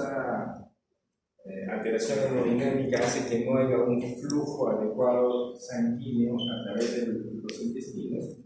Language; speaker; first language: Spanish; native; Spanish